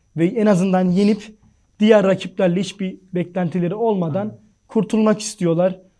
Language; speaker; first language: Turkish; native; Turkish